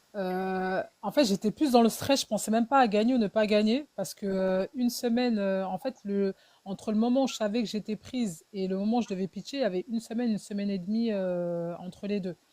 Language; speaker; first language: French; early bilingual, other home language; Wolof